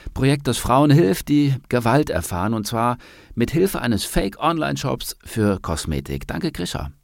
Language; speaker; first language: German; native; German